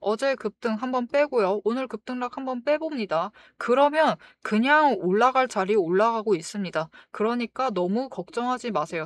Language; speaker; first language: Korean; native; Korean